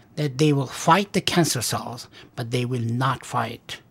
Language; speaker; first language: English; non-native, fluent; Pashto